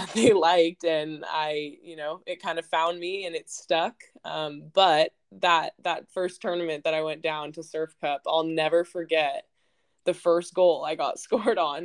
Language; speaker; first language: English; native; English